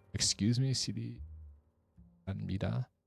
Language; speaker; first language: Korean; non-native, learner; English